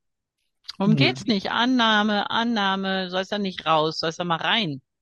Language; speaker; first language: German; native; German